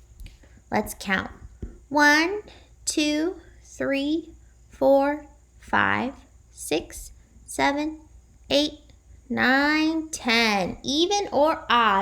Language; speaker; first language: English; native; English